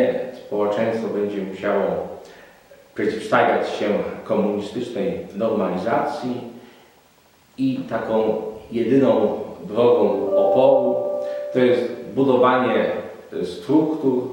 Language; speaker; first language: Polish; native; Polish